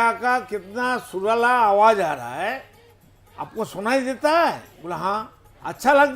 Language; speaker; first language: Hindi; non-native, local second language; Bangla